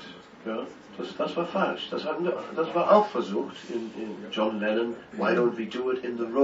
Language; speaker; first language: German; non-native, fluent; Dutch